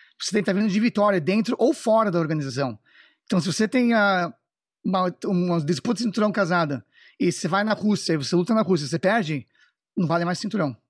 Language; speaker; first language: Portuguese; non-native, fluent; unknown